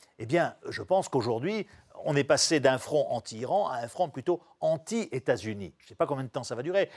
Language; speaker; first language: French; native; French